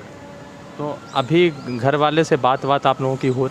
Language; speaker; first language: Hindi; native; Hindi